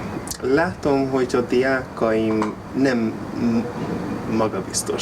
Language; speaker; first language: Hungarian; non-native, learner; English